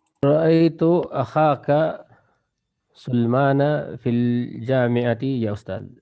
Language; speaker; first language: Arabic; non-native, learner; Filipino